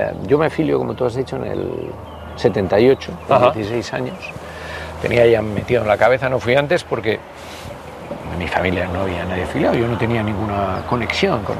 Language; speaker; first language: Spanish; native; Spanish